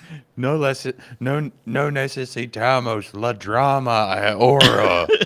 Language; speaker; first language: Spanish; non-native, learner; English